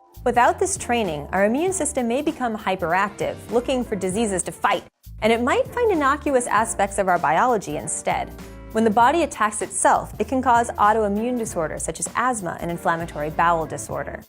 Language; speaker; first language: English; native; English